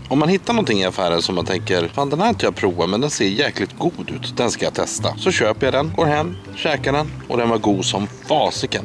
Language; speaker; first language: Swedish; native; Swedish